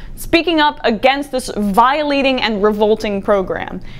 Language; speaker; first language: English; native; English